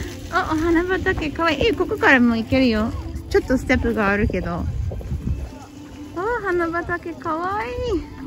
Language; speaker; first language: Japanese; non-native, fluent; English